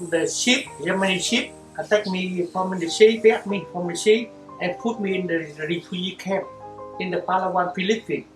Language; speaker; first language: English; non-native, learner; Vietnamese